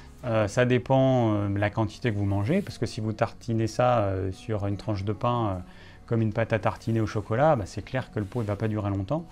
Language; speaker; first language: French; native; French